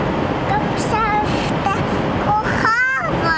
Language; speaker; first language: Hebrew; early bilingual, heritage; Hebrew